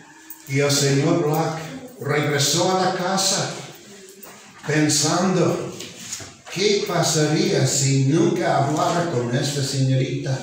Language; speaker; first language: Spanish; non-native, fluent; English